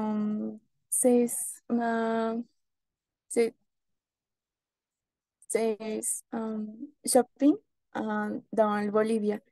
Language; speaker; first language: French; non-native, learner; Spanish